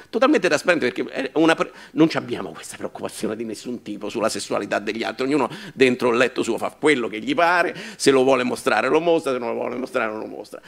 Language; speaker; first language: Italian; native; Italian